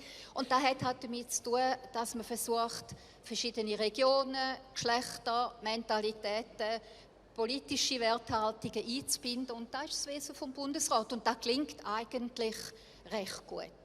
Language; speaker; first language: German; native; German